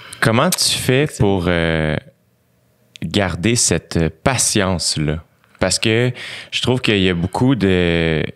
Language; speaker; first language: French; native; French